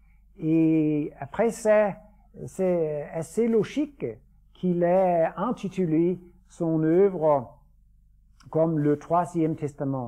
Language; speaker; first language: French; non-native, fluent; Danish